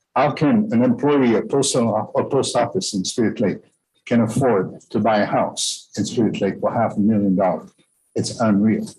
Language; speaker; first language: English; non-native, fluent; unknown